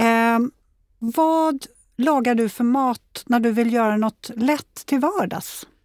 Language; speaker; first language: Swedish; native; Swedish